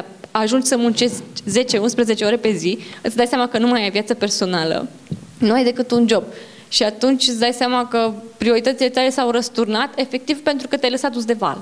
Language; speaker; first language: Romanian; native; Romanian